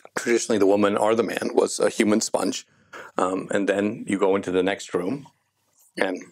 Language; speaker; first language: English; native; English